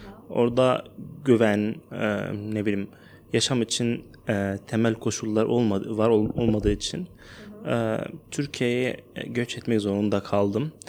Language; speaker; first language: Turkish; non-native, fluent; Arabic